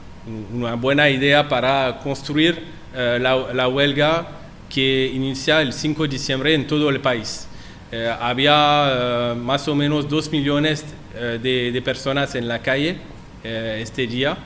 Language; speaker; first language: Spanish; non-native, learner; French